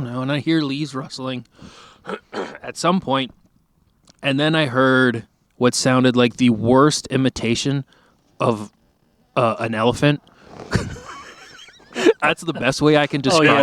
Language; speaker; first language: English; native; English